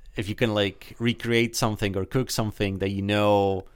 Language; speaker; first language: English; early bilingual, other home language; Spanish